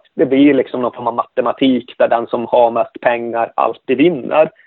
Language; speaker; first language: Swedish; native; Swedish